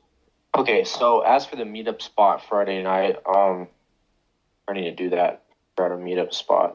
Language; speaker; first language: English; native; English